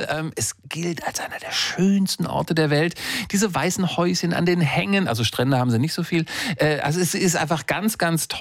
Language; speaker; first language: German; native; German